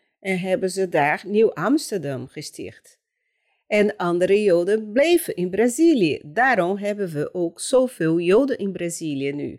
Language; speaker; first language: Dutch; non-native, fluent; Portuguese